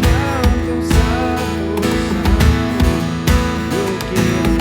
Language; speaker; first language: Spanish; non-native, fluent; English